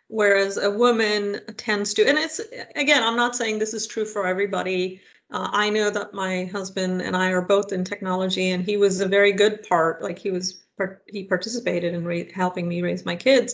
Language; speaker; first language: English; non-native, local second language; Hindi